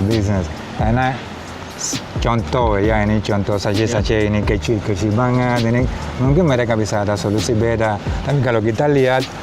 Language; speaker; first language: Indonesian; non-native, fluent; Spanish